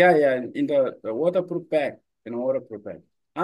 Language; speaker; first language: English; non-native, learner; Korean